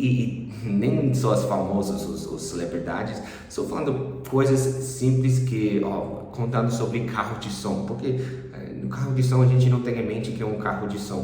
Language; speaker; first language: Portuguese; early bilingual, other home language; English